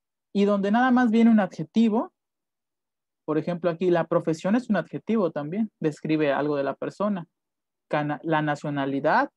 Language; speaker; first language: Spanish; native; Spanish